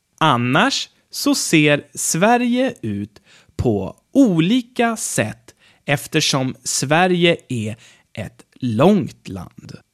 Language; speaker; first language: Swedish; native; Swedish